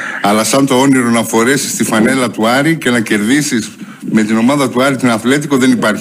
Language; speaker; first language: Greek; native; Greek